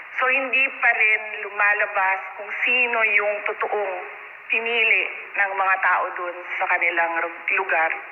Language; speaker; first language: Filipino; non-native, local second language; Cebuano